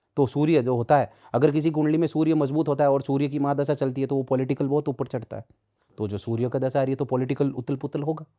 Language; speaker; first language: Hindi; native; Hindi